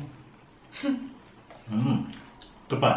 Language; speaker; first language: Russian; non-native, learner; Filipino